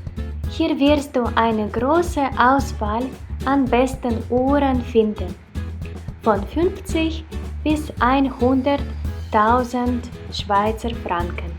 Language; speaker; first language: German; non-native, fluent; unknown